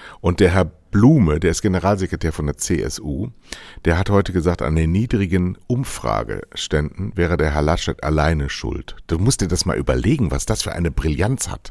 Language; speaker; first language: German; native; German